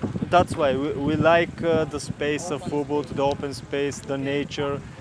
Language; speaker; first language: English; non-native, fluent; Bulgarian